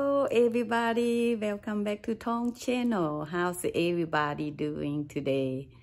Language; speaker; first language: English; non-native, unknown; Thai